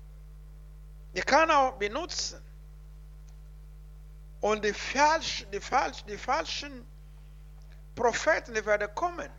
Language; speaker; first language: German; non-native, learner; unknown